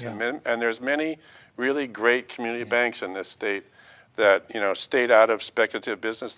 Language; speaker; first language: English; native; English